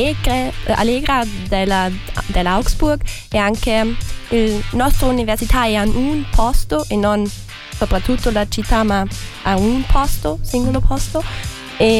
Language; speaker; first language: Italian; non-native, learner; German